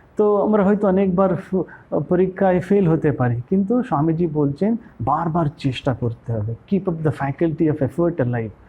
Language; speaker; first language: Bangla; non-native, local second language; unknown